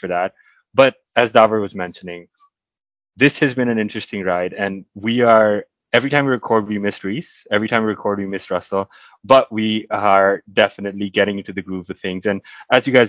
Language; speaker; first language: English; non-native, local second language; Hindi